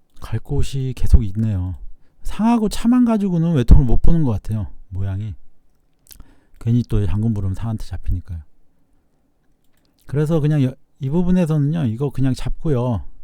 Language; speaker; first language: Korean; native; Korean